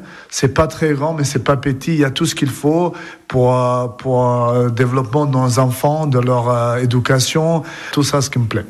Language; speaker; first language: French; non-native, fluent; Serbian